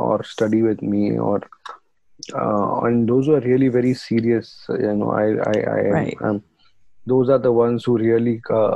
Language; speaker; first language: English; non-native, local second language; Marathi